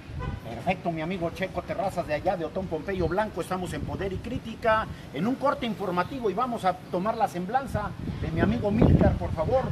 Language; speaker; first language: Spanish; native; Spanish